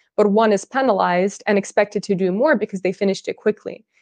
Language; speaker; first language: English; early bilingual, other home language; Russian